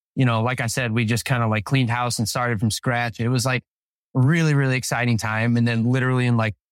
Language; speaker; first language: English; native; English